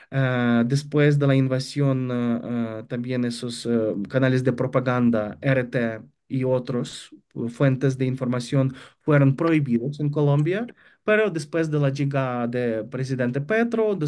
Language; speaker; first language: Spanish; non-native, fluent; Ukrainian